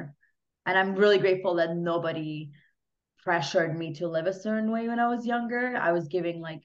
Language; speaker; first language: English; non-native, fluent; Hungarian